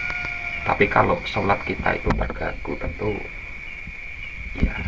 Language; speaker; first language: Indonesian; non-native, local second language; Javanese